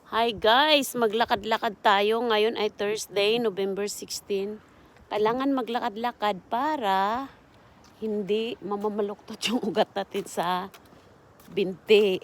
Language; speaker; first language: Filipino; non-native, local second language; Cebuano